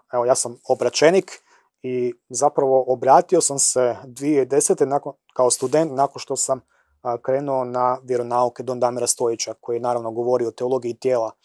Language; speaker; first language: Croatian; native; Croatian